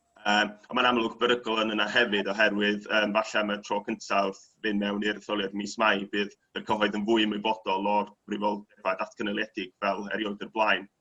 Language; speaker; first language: Welsh; native; Welsh